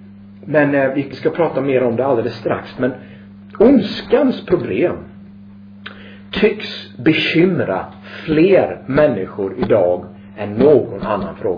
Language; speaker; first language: Swedish; native; Swedish